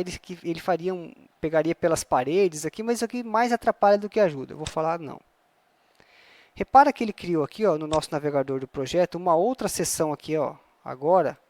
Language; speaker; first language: Portuguese; native; Portuguese